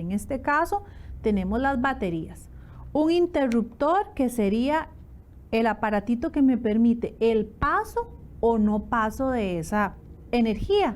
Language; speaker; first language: Spanish; native; Spanish